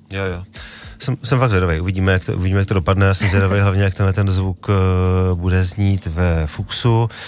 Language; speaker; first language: Czech; native; Czech